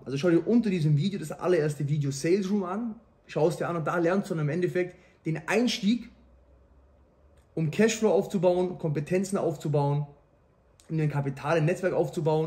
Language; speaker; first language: German; native; German